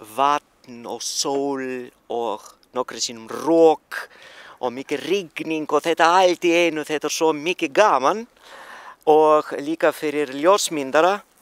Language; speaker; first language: Icelandic; non-native, learner; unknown